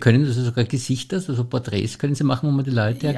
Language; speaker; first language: German; native; German